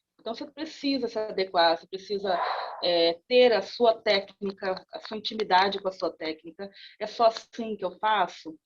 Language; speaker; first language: Portuguese; native; Portuguese